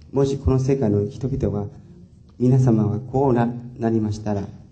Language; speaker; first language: Japanese; non-native, fluent; Chinese